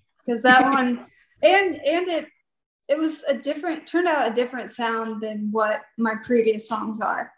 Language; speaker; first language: English; native; English